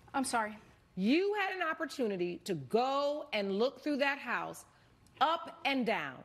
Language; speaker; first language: English; native; English